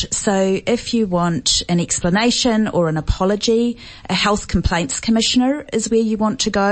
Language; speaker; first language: English; native; English